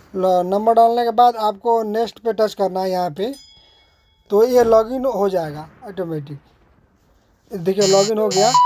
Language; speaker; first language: Hindi; native; Hindi